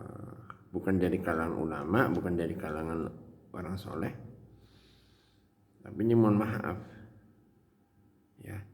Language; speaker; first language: Indonesian; native; Indonesian